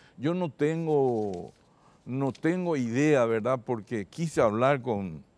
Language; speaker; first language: Spanish; native; Spanish